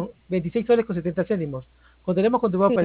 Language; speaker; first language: Spanish; native; Spanish